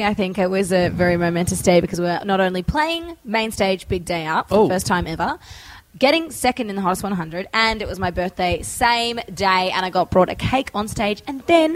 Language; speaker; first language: English; native; English